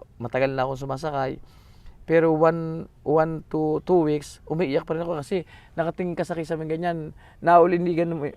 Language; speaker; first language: Filipino; native; Filipino